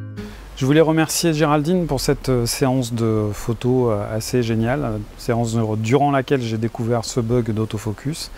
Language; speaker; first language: French; native; French